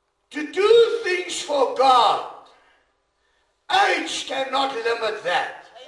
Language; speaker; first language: English; non-native, local second language; Afrikaans